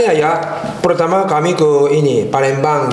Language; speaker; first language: Indonesian; non-native, fluent; Japanese